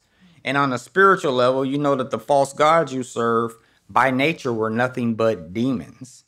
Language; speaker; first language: English; native; English